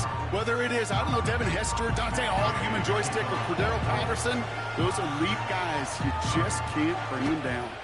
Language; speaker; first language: English; native; English